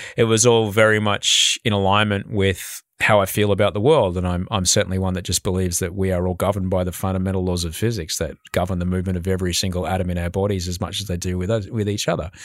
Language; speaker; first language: English; native; English